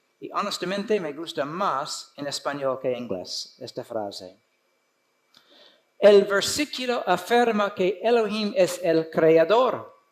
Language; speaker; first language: Spanish; non-native, fluent; English